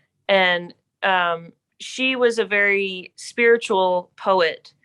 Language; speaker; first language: English; native; English